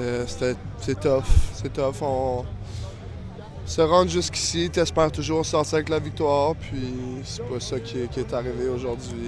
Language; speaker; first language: French; native; French